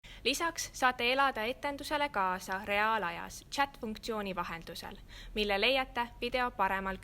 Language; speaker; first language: Estonian; early bilingual, heritage; Estonian